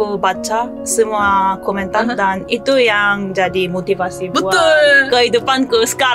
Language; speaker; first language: Indonesian; non-native, fluent; Korean